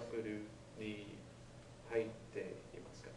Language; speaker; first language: Japanese; non-native, learner; English